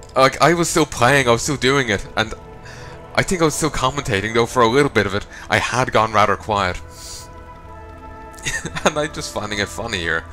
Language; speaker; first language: English; native; English